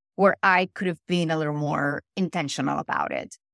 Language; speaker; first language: English; non-native, fluent; Spanish